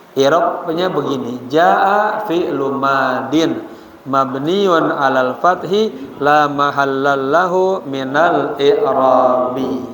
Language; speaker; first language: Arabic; non-native, fluent; Indonesian